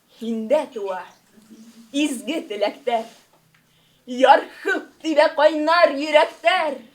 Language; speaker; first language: Tatar; native; Tatar